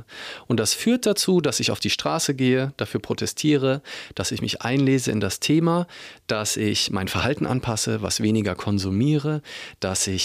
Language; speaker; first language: German; native; German